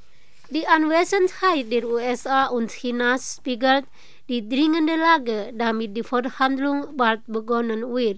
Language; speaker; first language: German; non-native, fluent; Indonesian